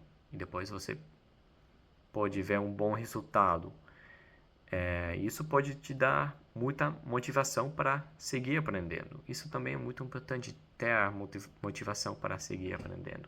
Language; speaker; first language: Portuguese; non-native, fluent; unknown